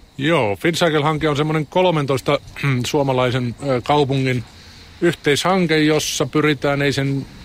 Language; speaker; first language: Finnish; native; Finnish